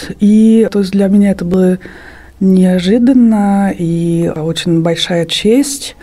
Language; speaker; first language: Russian; non-native, fluent; French